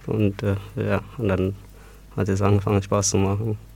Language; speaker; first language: German; non-native, learner; Tigrinya